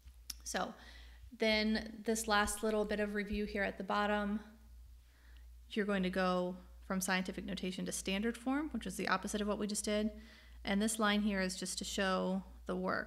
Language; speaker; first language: English; native; English